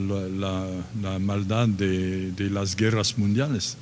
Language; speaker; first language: Spanish; non-native, fluent; French